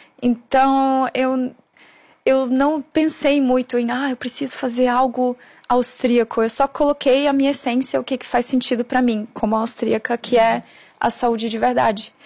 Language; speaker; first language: Portuguese; non-native, fluent; German